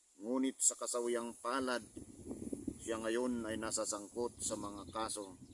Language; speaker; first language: Filipino; non-native, local second language; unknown